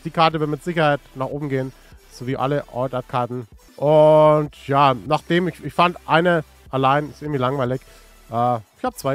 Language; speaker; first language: German; native; German